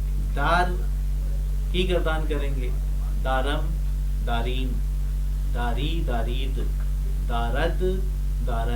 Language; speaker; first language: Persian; non-native, fluent; Urdu